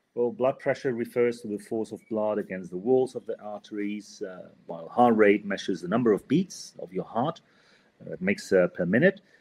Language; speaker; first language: English; non-native, fluent; Spanish